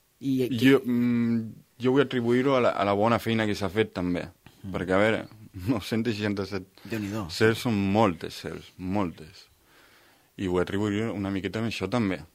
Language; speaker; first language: Catalan; native; Catalan